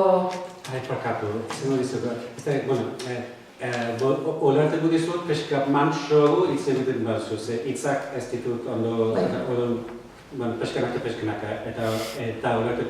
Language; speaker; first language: Basque; non-native, learner; English